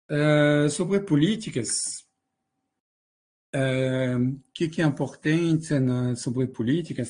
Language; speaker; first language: Portuguese; non-native, fluent; French